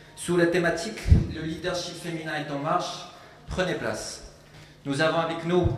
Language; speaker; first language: French; non-native, local second language; Arabic